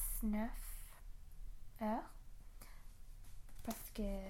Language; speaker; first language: French; non-native, learner; English